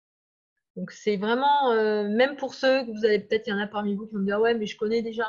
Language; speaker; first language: French; native; French